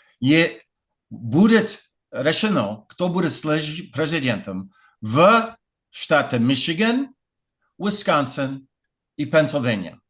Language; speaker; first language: Russian; non-native, fluent; English